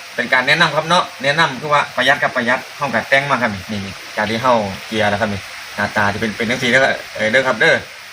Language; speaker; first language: Thai; native; Thai